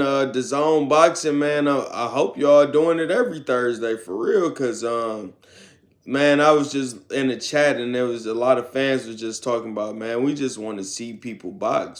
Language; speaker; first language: English; native; English